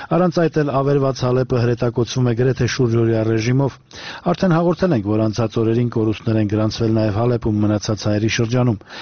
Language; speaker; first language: Armenian; native; Armenian